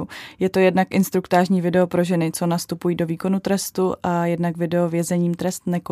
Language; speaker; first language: Czech; native; Czech